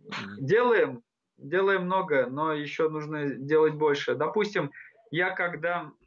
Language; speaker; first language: Russian; non-native, local second language; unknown